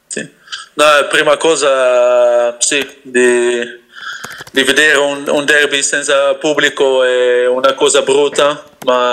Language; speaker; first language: Italian; non-native, fluent; Dutch